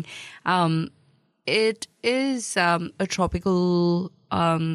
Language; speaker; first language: English; non-native, local second language; Malayalam